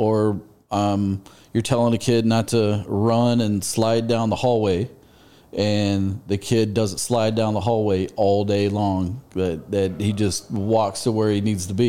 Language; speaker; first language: English; native; English